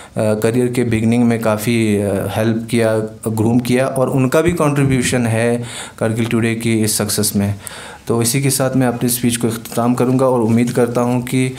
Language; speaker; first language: Hindi; non-native, local second language; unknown